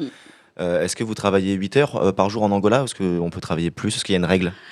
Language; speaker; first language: French; native; French